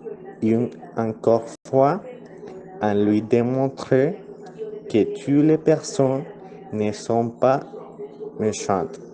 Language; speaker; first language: French; non-native, learner; Spanish